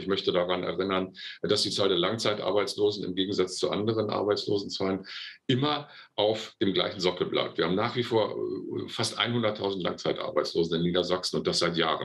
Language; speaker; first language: German; native; German